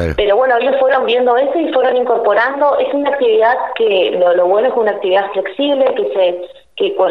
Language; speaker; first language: Spanish; native; Spanish